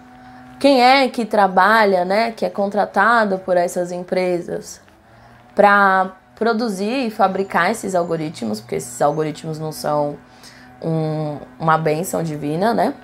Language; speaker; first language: Portuguese; native; Portuguese